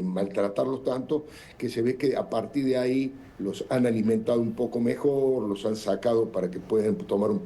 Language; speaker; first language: Spanish; native; Spanish